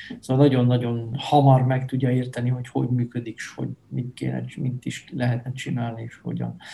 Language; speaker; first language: Hungarian; non-native, fluent; Dutch